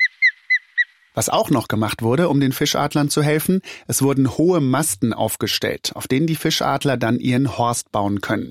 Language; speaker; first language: German; native; German